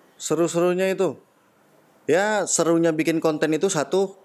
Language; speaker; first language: Indonesian; native; Indonesian